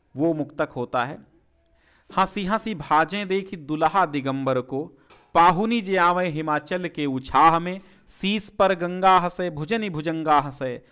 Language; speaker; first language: Hindi; native; Hindi